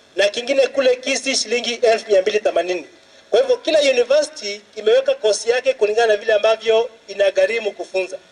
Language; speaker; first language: Swahili; non-native, local second language; Luo (Kenya and Tanzania)